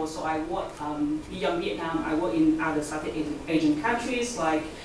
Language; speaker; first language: English; non-native, fluent; Vietnamese